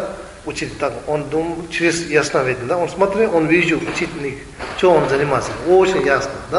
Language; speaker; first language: Russian; non-native, learner; Tibetan